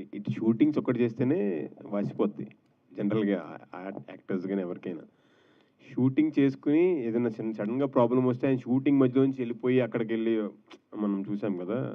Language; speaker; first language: Telugu; native; Telugu